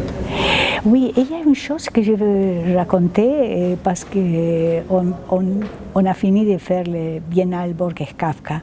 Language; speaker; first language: French; non-native, fluent; Spanish